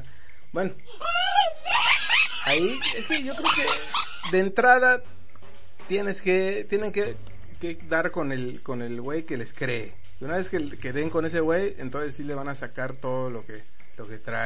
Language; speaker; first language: Spanish; native; Spanish